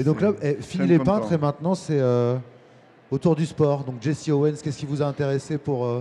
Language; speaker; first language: French; native; French